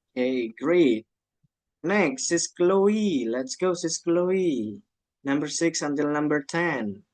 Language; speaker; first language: English; non-native, fluent; Indonesian